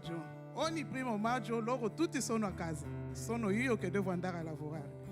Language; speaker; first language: Italian; non-native, fluent; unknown